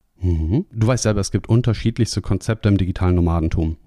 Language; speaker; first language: German; native; German